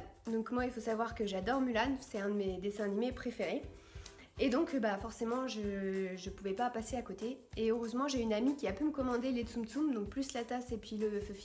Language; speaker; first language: French; native; French